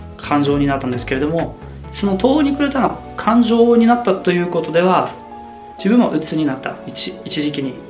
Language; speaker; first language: Japanese; non-native, fluent; German